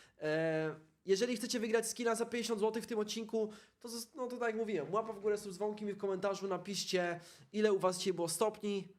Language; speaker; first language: Polish; native; Polish